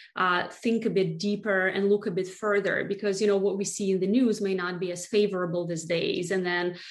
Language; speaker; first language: English; non-native, fluent; Russian